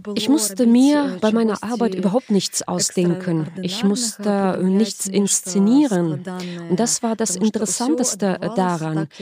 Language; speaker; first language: German; non-native, fluent; Belarusian